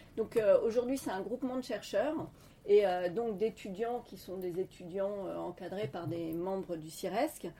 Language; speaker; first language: French; native; French